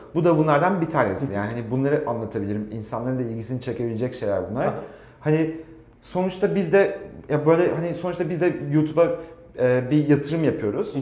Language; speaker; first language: Turkish; native; Turkish